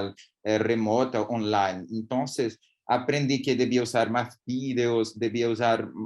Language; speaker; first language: Spanish; non-native, learner; Portuguese